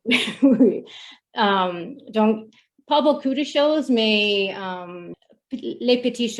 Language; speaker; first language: French; non-native, learner; English